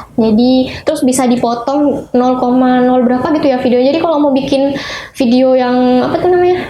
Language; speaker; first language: Indonesian; native; Indonesian